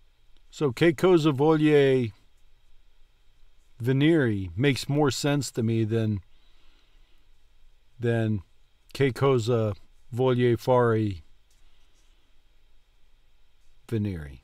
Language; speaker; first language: Italian; non-native, learner; English